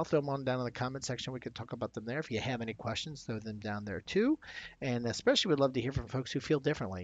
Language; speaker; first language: English; native; English